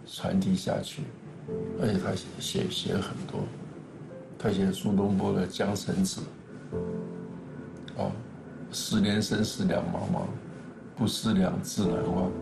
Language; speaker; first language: Chinese; native; Chinese